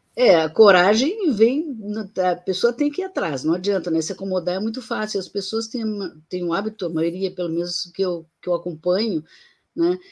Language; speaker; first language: Portuguese; native; Portuguese